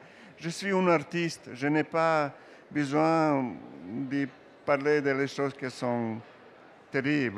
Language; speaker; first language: French; non-native, learner; Serbian